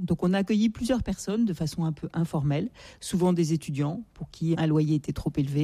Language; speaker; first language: French; native; French